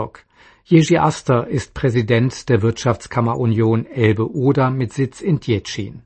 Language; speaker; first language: German; native; German